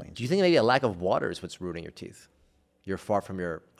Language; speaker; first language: English; native; English